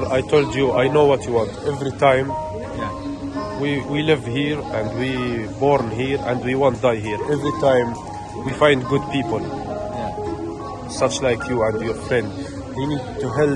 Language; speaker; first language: English; non-native, learner; Arabic